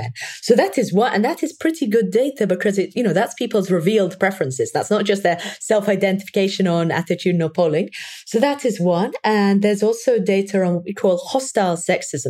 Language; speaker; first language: English; native; English